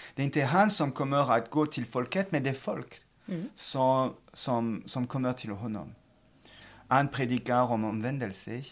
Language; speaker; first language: Swedish; non-native, fluent; French